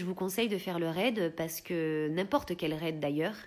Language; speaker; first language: French; early bilingual, heritage; Italian